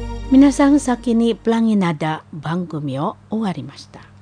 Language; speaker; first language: Japanese; non-native, fluent; Indonesian